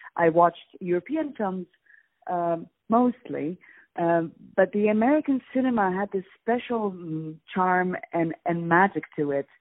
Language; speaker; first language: English; non-native, fluent; Polish